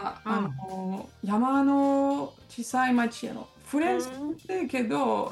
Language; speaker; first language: Japanese; non-native, learner; French